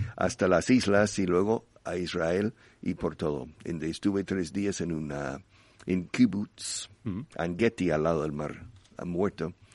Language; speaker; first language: Spanish; non-native, fluent; English